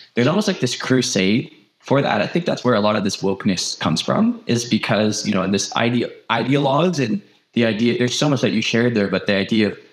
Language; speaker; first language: English; native; English